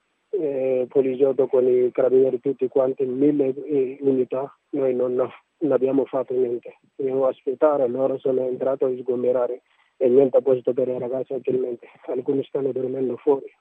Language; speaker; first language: Italian; non-native, learner; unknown